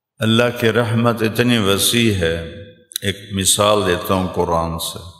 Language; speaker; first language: Urdu; non-native, local second language; Punjabi